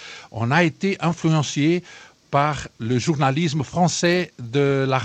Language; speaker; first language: French; non-native, fluent; Portuguese